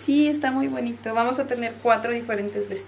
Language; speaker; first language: Spanish; native; Spanish